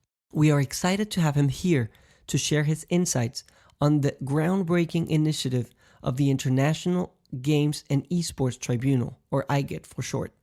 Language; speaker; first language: English; non-native, fluent; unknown